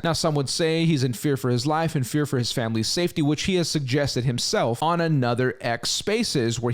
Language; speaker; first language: English; native; English